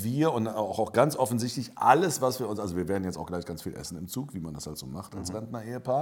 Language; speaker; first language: German; native; German